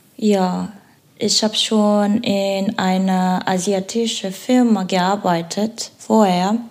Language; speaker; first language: German; non-native, learner; Korean